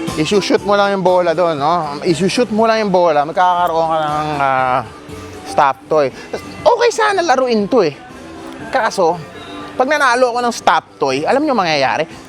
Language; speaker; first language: Filipino; native; Filipino